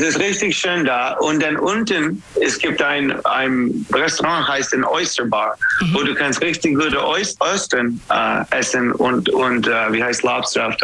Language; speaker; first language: German; non-native, learner; English